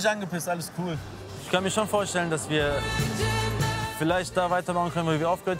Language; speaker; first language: German; native; German